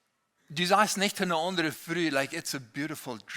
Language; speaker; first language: German; non-native, learner; Low German